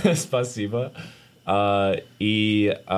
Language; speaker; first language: Russian; non-native, learner; English